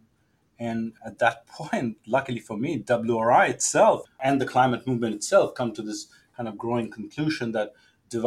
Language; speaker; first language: English; non-native, local second language; Hindi